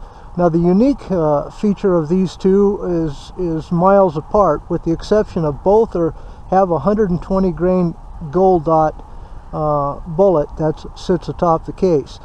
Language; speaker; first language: English; native; English